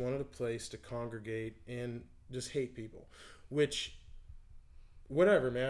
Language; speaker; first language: English; native; English